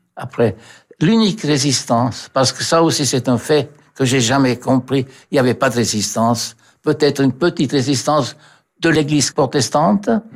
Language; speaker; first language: French; non-native, fluent; German